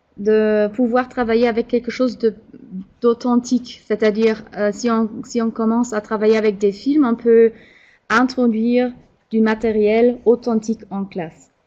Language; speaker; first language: French; non-native, fluent; German